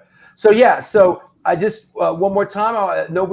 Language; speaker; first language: English; native; English